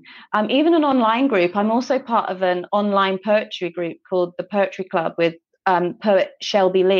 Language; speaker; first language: English; native; English